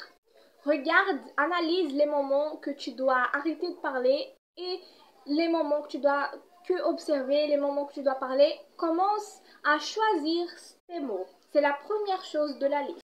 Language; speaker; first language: French; non-native, fluent; Portuguese